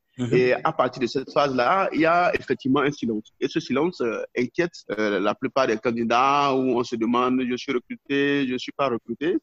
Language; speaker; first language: French; non-native, local second language; Yoruba